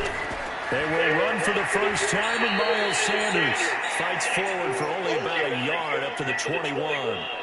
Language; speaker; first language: English; native; English